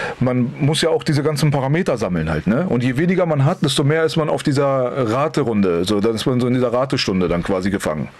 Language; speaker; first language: German; early bilingual, other home language; Persian